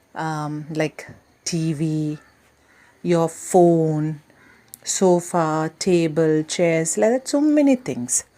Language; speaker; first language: English; non-native, local second language; Malayalam